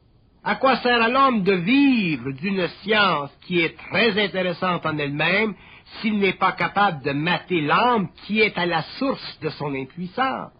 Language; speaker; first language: French; native; French